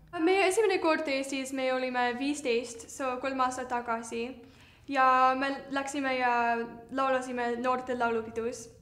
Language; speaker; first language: Estonian; early bilingual, heritage; Estonian